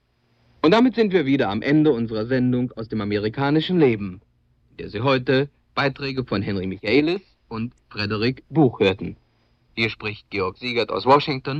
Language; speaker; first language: German; native; German